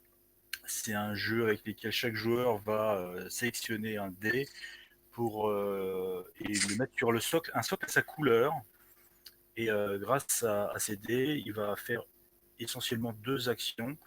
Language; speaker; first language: French; native; French